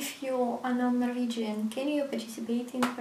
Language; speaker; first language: English; non-native, learner; Russian